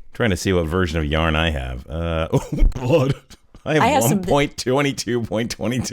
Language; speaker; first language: English; native; English